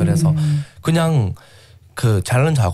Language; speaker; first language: Korean; non-native, learner; English